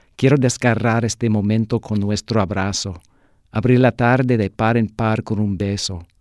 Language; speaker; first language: Spanish; non-native, fluent; English